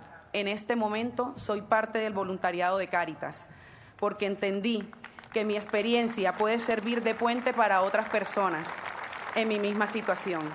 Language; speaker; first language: Spanish; native; Spanish